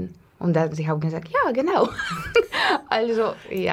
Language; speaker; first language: German; non-native, fluent; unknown